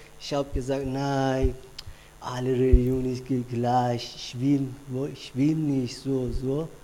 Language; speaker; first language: German; non-native, learner; Persian